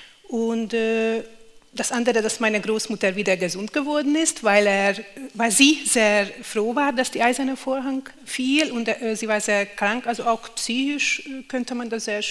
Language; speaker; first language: German; non-native, fluent; Hungarian